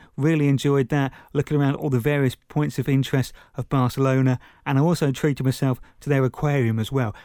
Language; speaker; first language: English; native; English